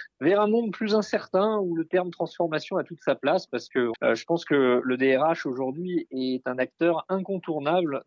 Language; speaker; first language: French; native; French